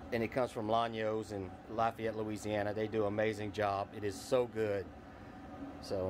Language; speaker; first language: English; native; English